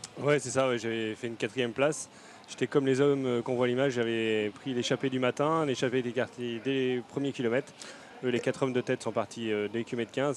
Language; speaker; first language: French; native; French